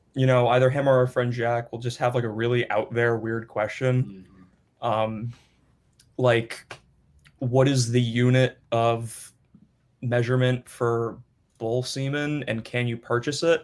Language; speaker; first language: English; native; English